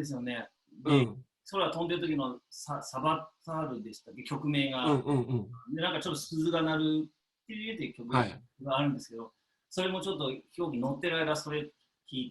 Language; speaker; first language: Japanese; native; Japanese